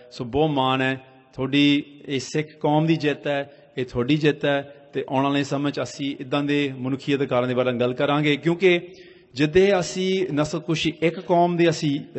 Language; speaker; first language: Punjabi; early bilingual, heritage; Punjabi